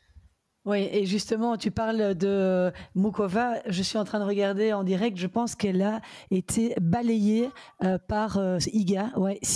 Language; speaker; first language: French; native; French